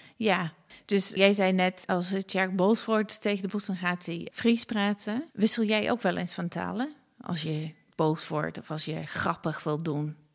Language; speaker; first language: Dutch; non-native, fluent; English